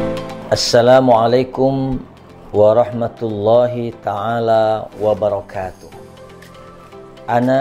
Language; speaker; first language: Arabic; non-native, fluent; Indonesian